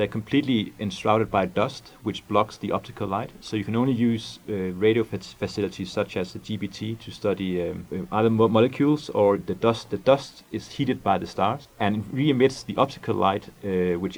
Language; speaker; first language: English; non-native, fluent; Danish